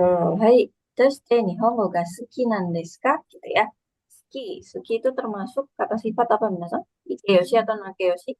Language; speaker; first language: Indonesian; native; Indonesian